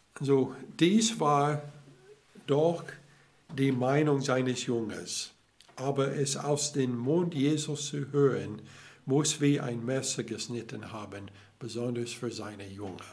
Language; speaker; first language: German; non-native, learner; English